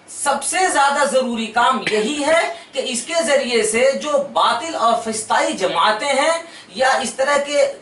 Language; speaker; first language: Urdu; native; Urdu